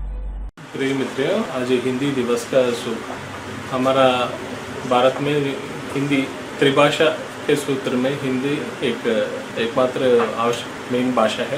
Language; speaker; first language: Hindi; non-native, local second language; Telugu